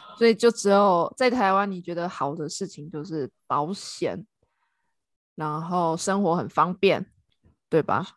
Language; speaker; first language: Chinese; native; Chinese